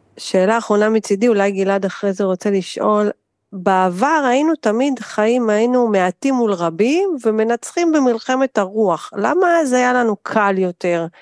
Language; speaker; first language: Hebrew; native; Hebrew